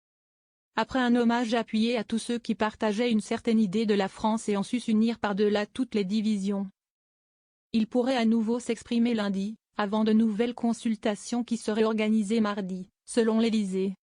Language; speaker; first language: French; native; French